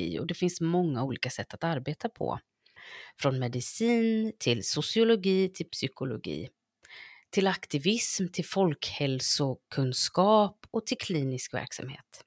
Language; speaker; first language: Swedish; native; Swedish